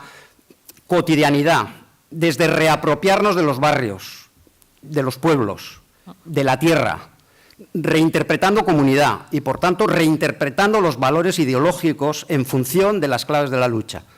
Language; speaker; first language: Spanish; native; Spanish